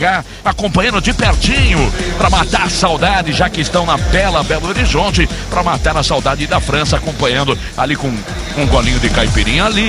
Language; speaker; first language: Portuguese; native; Portuguese